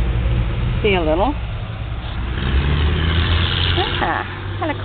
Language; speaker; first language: English; native; English